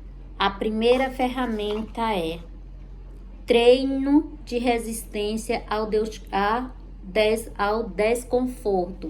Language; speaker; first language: Portuguese; native; Portuguese